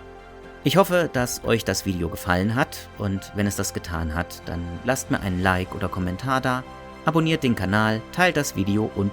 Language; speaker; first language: German; native; German